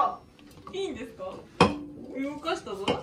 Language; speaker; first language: Japanese; native; Japanese